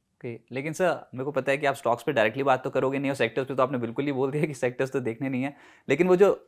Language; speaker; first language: Hindi; native; Hindi